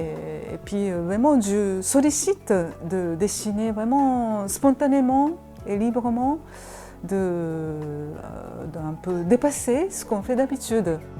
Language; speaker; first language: French; non-native, fluent; Japanese